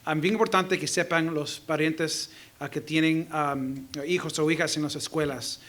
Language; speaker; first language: Spanish; early bilingual, heritage; Spanish